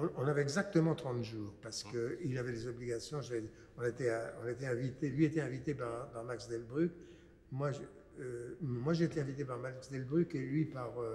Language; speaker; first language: French; native; French